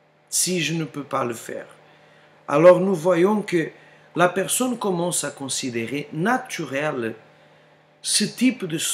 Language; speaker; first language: French; non-native, fluent; Portuguese